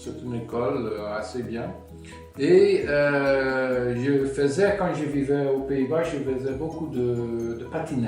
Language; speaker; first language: French; non-native, fluent; Dutch